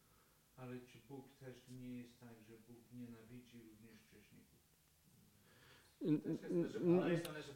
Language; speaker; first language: Polish; non-native, fluent; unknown